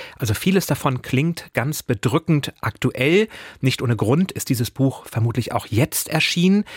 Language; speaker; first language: German; native; German